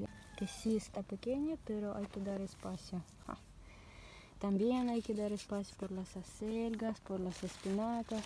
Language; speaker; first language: Spanish; non-native, learner; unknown